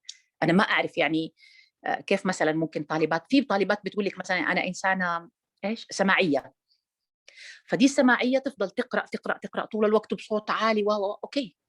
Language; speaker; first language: Arabic; native; Arabic